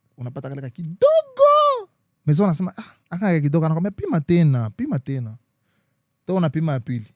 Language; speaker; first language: Swahili; native; Swahili